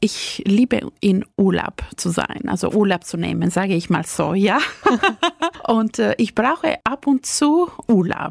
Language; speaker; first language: German; non-native, fluent; Albanian